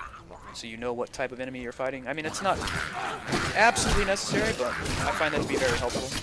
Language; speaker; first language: English; native; English